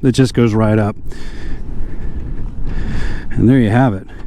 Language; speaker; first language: English; native; English